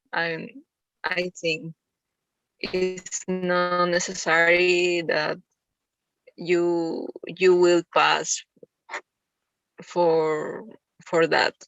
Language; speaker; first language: English; non-native, learner; Spanish